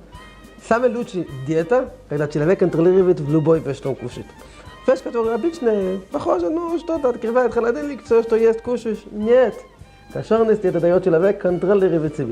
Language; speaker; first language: Russian; non-native, learner; Hebrew